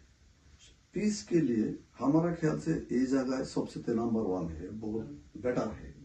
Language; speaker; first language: Hindi; non-native, local second language; Bangla